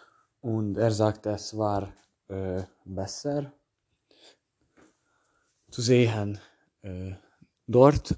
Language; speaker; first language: German; non-native, learner; Hungarian